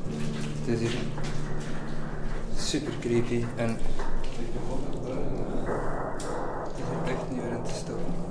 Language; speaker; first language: Dutch; native; Dutch